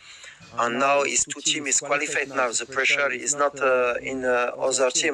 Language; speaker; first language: English; non-native, learner; French